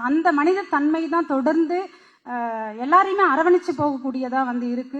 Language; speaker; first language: Tamil; native; Tamil